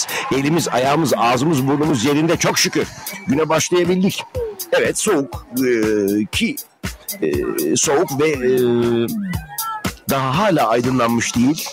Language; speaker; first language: Turkish; native; Turkish